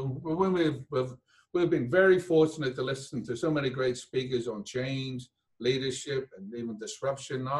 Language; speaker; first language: English; native; English